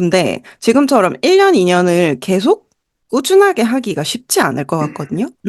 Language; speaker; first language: Korean; native; Korean